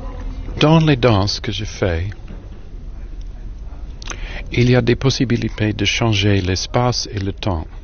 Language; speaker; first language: French; non-native, learner; English